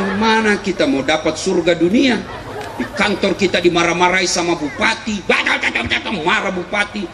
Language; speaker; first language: Indonesian; non-native, local second language; Buginese